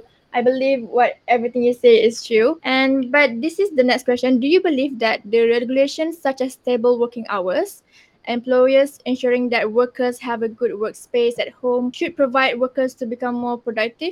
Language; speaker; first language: English; non-native, local second language; Malay